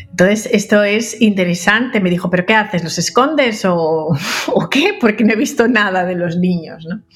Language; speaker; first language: Spanish; early bilingual, other home language; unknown